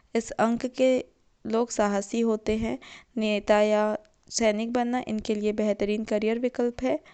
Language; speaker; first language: Hindi; native; Hindi